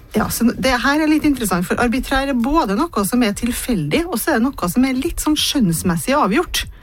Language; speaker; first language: Norwegian; native; Norwegian